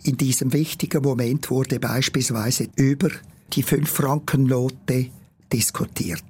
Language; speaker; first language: German; native; German